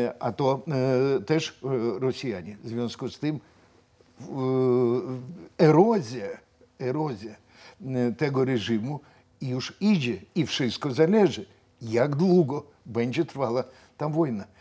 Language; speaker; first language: Polish; non-native, fluent; Russian